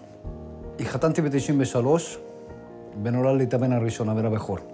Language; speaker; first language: Hebrew; non-native, fluent; Spanish